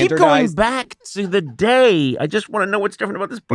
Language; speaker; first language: English; native; English